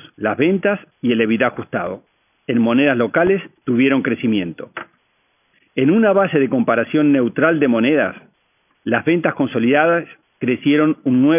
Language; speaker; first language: Spanish; native; Spanish